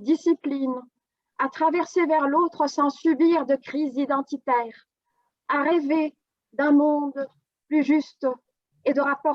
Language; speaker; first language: French; non-native, fluent; Arabic